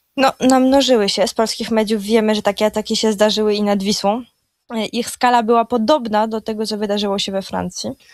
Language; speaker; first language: Polish; early bilingual, heritage; Polish